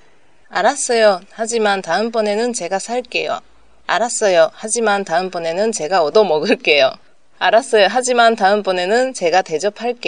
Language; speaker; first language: Korean; non-native, learner; Japanese